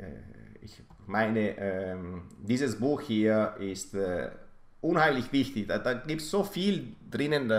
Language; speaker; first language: German; non-native, fluent; Italian